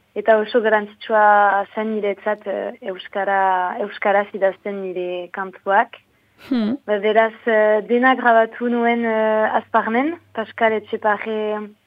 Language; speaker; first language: Basque; non-native, local second language; French